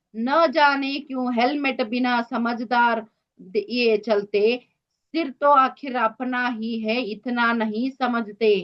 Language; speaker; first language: Hindi; non-native, local second language; Kannada